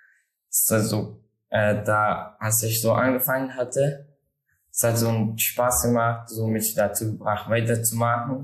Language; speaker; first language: German; non-native, learner; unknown